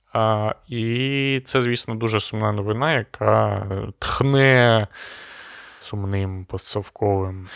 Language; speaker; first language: Ukrainian; non-native, local second language; Russian